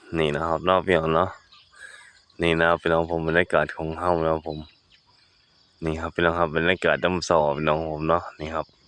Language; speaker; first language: Thai; non-native, local second language; Northeastern Thai